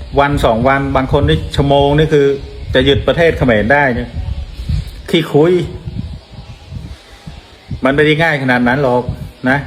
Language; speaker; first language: Thai; non-native, fluent; Khmer